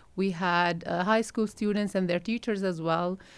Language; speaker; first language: English; non-native, fluent; Arabic